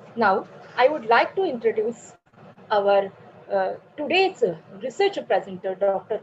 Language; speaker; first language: English; non-native, local second language; Marathi